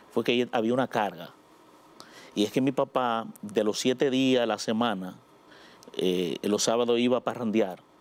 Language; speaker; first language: Spanish; native; Spanish